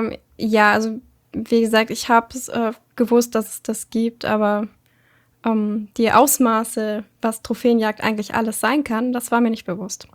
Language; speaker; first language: German; native; German